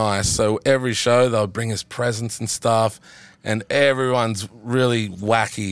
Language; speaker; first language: English; native; English